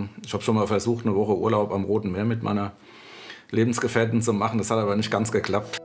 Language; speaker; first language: German; native; German